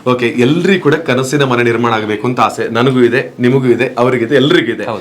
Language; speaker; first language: Kannada; native; Kannada